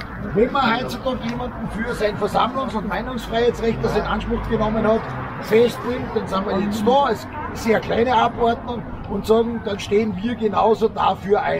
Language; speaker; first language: German; native; German